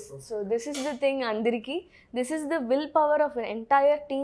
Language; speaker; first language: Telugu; non-native, learner; Tamil